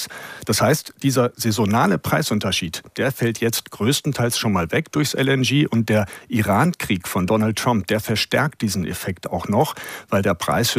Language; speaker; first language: German; native; German